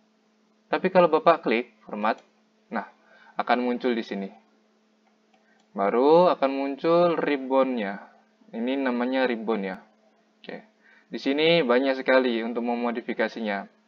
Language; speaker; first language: Indonesian; native; Indonesian